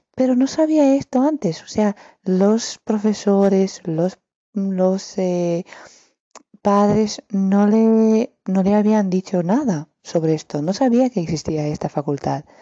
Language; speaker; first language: Spanish; non-native, fluent; Romanian